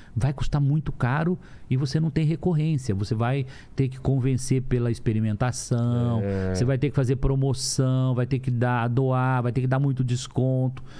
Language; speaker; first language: Portuguese; native; Portuguese